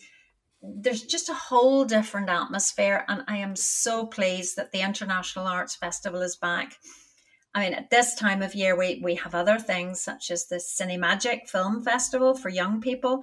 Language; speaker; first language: English; native; English